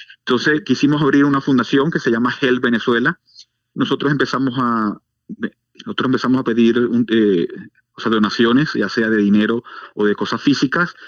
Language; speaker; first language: Spanish; native; Spanish